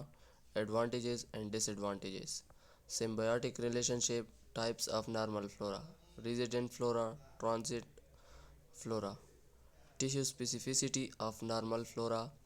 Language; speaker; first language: English; non-native, local second language; Urdu